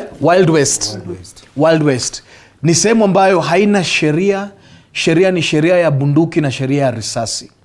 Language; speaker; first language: Swahili; non-native, local second language; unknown